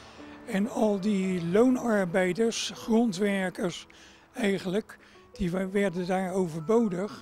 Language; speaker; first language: Dutch; native; Dutch